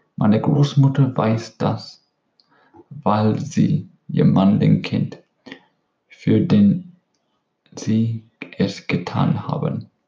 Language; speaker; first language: German; non-native, learner; English